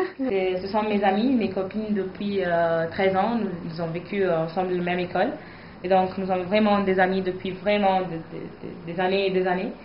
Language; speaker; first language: French; non-native, fluent; Arabic